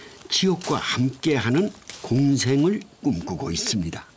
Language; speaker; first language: Korean; native; Korean